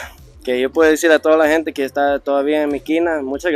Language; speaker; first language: Spanish; early bilingual, heritage; Spanish